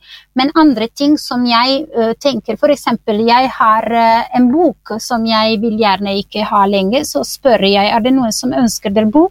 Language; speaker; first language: Norwegian; non-native, fluent; Italian